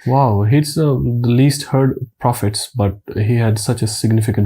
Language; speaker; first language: English; non-native, local second language; Urdu